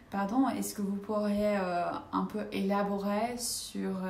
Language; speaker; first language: French; non-native, fluent; English